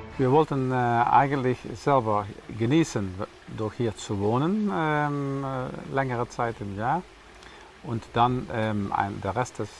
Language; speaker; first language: German; non-native, fluent; Dutch